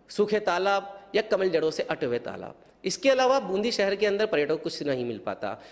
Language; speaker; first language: Hindi; native; Hindi